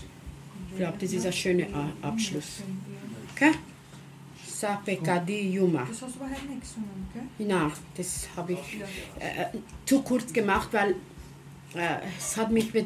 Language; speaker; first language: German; non-native, local second language; Romany